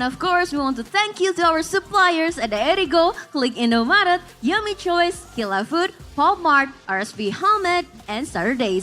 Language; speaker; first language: English; non-native, fluent; Indonesian